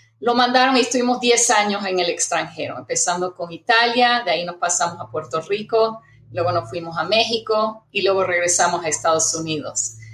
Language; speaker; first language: Spanish; early bilingual, heritage; Spanish